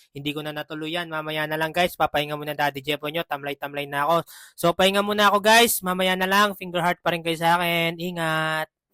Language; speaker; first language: Filipino; non-native, local second language; Pampanga